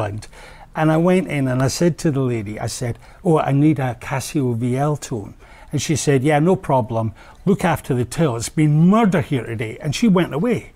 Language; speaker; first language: English; native; English